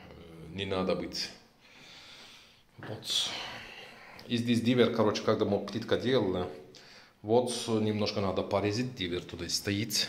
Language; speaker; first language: Russian; non-native, local second language; Turkish